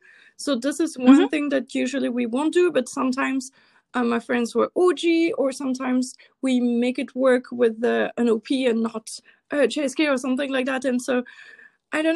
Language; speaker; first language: English; non-native, fluent; French